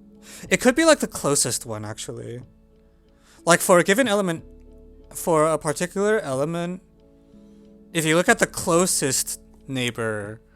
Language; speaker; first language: English; native; English